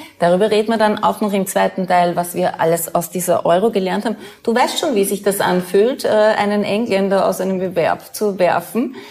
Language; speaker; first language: German; native; German